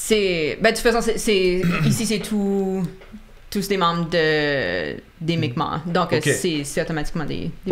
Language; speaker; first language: French; native; French